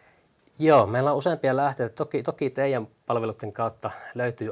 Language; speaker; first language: Finnish; native; Finnish